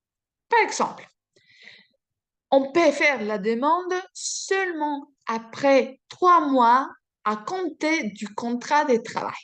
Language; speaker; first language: French; non-native, fluent; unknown